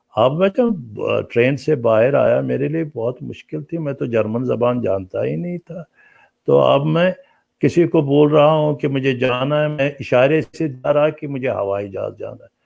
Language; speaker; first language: Urdu; non-native, local second language; Kashmiri